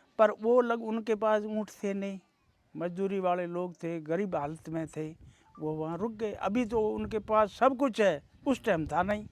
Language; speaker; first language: Urdu; non-native, fluent; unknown